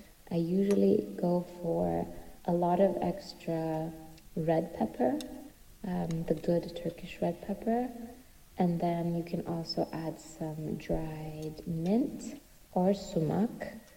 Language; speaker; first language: English; non-native, fluent; Turkish